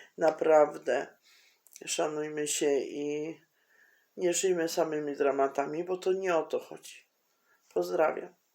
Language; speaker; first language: Polish; native; Polish